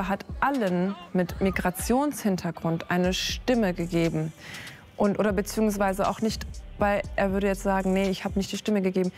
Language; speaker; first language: German; early bilingual, other home language; Kurdish